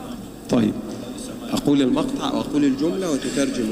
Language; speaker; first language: Arabic; native; Arabic